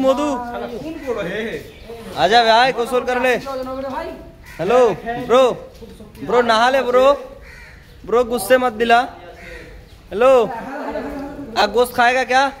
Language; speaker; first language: Hindi; non-native, local second language; Bangla